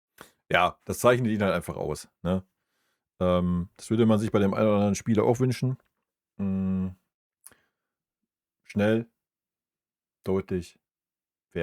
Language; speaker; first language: German; native; German